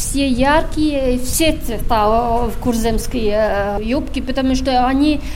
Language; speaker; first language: Russian; non-native, local second language; Latvian